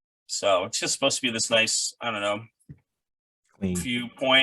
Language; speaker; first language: English; native; English